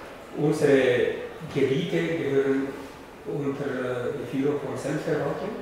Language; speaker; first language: German; non-native, fluent; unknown